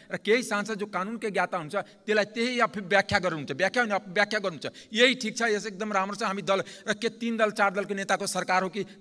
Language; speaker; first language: Nepali; non-native, local second language; Maithili